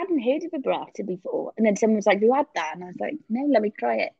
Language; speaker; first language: English; native; English